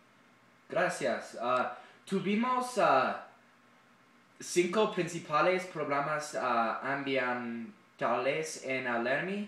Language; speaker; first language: Spanish; non-native, learner; English